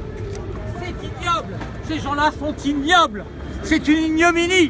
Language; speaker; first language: French; native; French